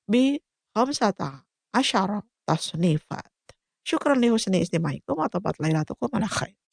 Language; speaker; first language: Arabic; non-native, fluent; Indonesian